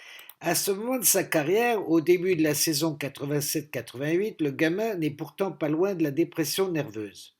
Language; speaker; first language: French; native; French